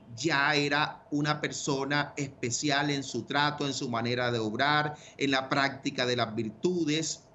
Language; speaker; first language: Spanish; native; Spanish